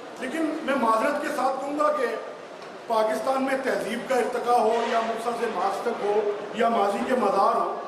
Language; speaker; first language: Urdu; native; Urdu